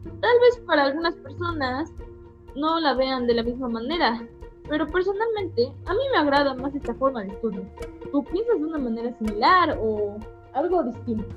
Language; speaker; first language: Spanish; native; Spanish